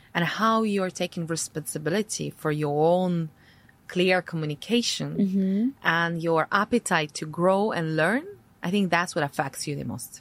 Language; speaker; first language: English; non-native, fluent; Latvian